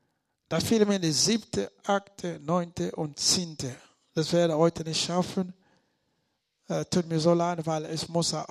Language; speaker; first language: German; non-native, learner; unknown